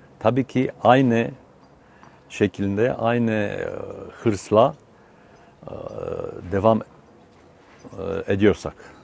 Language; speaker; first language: Turkish; non-native, fluent; Romanian